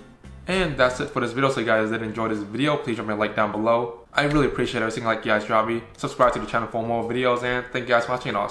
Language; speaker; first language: English; native; English